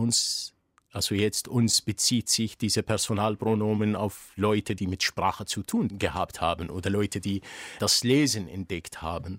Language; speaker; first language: German; non-native, fluent; Arabic